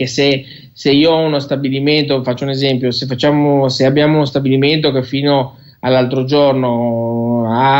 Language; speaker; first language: Italian; native; Italian